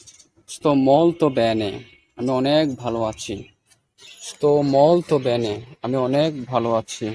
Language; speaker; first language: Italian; non-native, fluent; Bangla